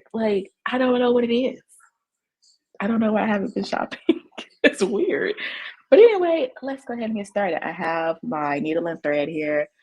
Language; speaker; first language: English; native; English